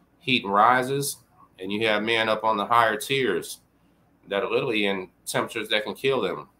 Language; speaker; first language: English; native; English